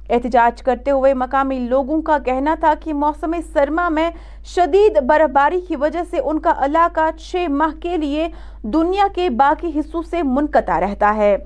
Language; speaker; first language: Urdu; non-native, local second language; Kashmiri